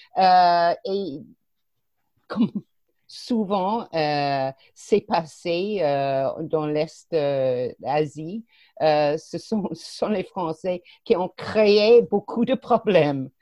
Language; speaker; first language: French; non-native, fluent; English